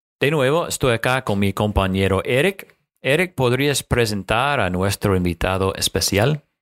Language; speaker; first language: Spanish; non-native, fluent; English